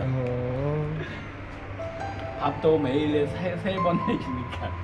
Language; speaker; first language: Korean; non-native, learner; Khmer